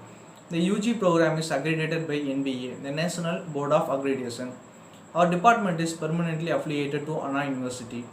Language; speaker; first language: English; non-native, local second language; Tamil